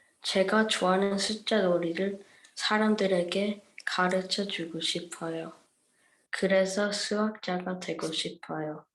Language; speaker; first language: Korean; early bilingual, heritage; Korean